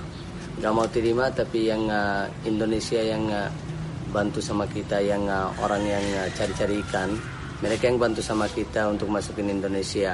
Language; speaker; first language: Indonesian; non-native, fluent; Rohingya